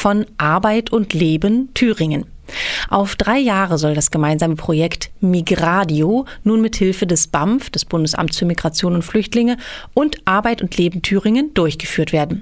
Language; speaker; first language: German; native; German